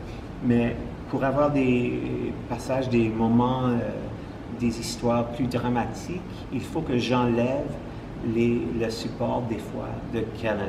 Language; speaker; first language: French; non-native, local second language; English